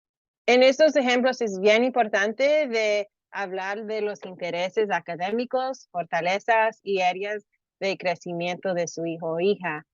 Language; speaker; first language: Spanish; early bilingual, heritage; Spanish